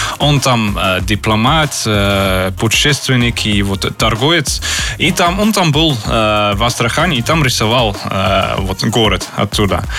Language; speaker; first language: Russian; non-native, fluent; Dutch